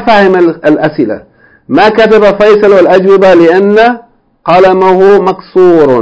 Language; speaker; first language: Arabic; non-native, fluent; English